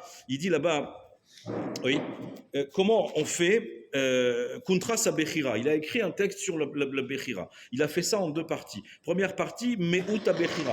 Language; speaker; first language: French; native; French